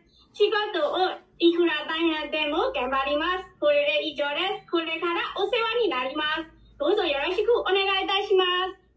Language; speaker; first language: Japanese; non-native, learner; Burmese